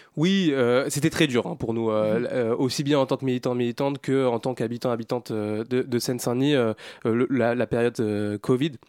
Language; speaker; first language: French; native; French